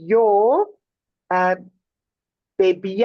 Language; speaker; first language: Spanish; non-native, learner; English